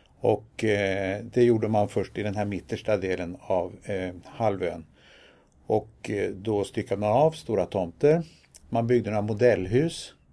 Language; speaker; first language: Swedish; native; Swedish